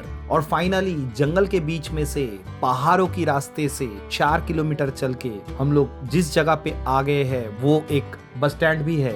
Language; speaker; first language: Hindi; non-native, local second language; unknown